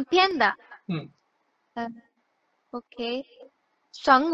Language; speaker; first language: Chinese; non-native, learner; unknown